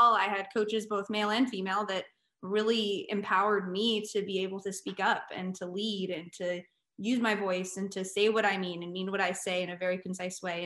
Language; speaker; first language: English; native; English